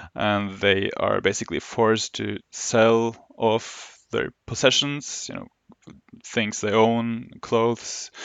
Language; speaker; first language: English; non-native, fluent; Norwegian